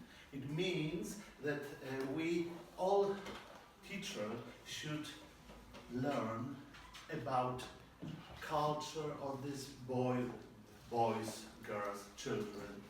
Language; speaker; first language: English; non-native, learner; Polish